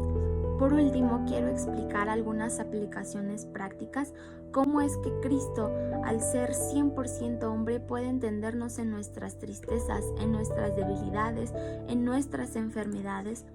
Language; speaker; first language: Spanish; native; Spanish